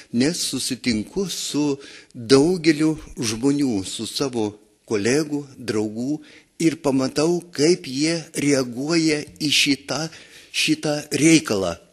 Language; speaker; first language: Lithuanian; native; Lithuanian